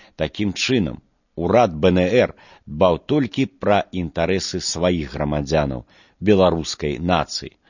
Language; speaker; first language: Belarusian; non-native, local second language; Russian